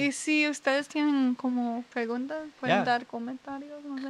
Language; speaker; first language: Spanish; non-native, learner; English